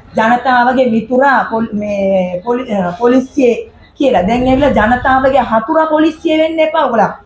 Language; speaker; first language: Sinhala; non-native, local second language; Tamil